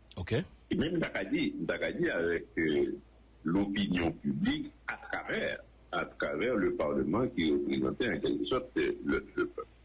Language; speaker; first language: French; non-native, local second language; Haitian Creole